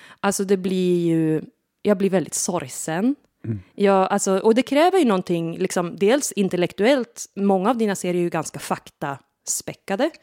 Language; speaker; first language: Swedish; native; Swedish